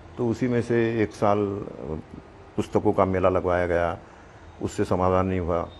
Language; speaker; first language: Hindi; non-native, local second language; Marwari